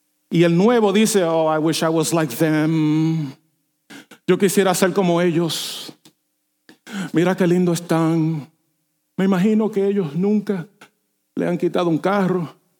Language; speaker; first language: Spanish; native; Spanish